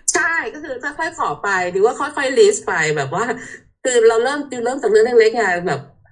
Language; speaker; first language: Thai; early bilingual, heritage; Thai